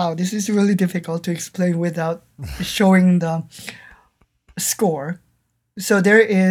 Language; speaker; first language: English; non-native, fluent; Korean